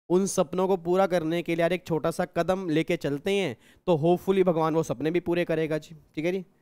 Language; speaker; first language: Hindi; native; Hindi